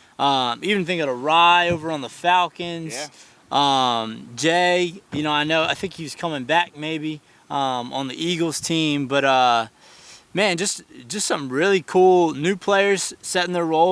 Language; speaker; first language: English; native; English